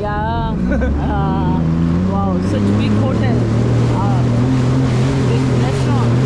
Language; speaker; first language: English; non-native, learner; Hindi